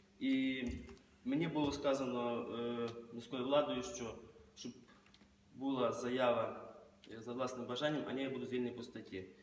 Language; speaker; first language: Ukrainian; native; Ukrainian